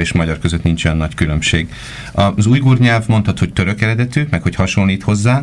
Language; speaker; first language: Hungarian; native; Hungarian